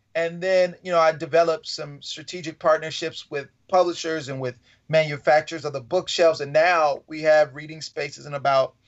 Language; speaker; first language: English; native; English